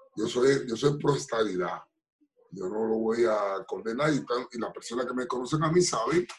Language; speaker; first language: Spanish; native; Spanish